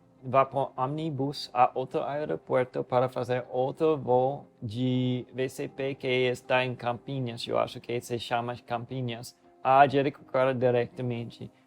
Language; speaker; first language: Portuguese; non-native, learner; English